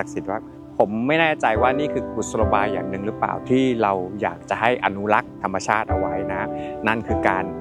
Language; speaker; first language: Thai; native; Thai